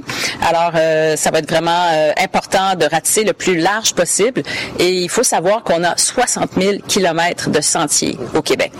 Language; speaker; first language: French; native; French